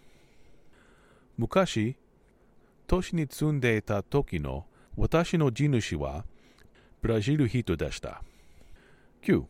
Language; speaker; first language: Japanese; non-native, learner; English